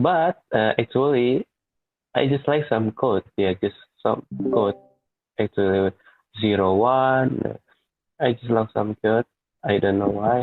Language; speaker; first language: English; non-native, learner; Indonesian